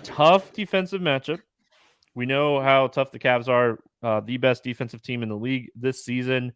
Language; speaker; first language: English; native; English